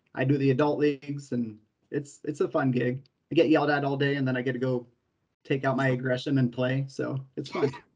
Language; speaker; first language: English; native; English